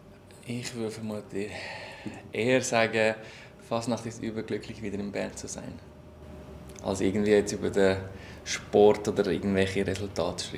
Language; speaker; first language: German; native; German